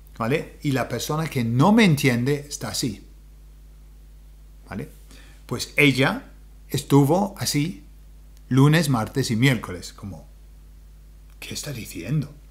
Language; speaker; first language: Spanish; non-native, fluent; English